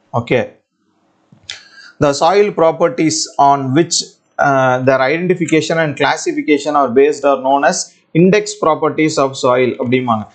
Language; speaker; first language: English; non-native, local second language; Tamil